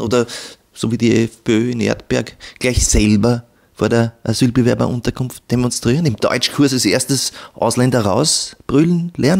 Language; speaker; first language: German; native; German